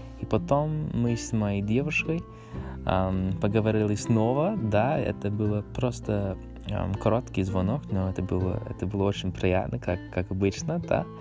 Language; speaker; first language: Russian; non-native, learner; English